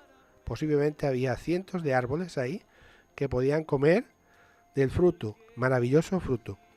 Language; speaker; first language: Spanish; native; Spanish